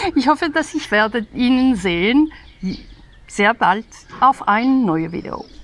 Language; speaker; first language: German; non-native, learner; Hungarian